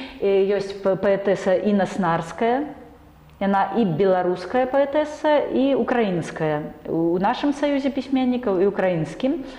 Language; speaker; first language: Belarusian; non-native, local second language; Russian